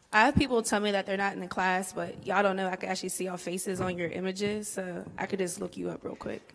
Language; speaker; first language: English; native; English